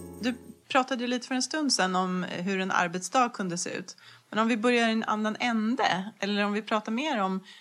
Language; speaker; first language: Swedish; native; Swedish